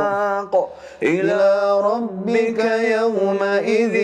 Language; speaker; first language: Arabic; native; Arabic